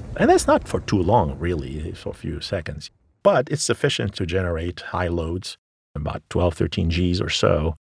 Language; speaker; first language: English; non-native, fluent; Arabic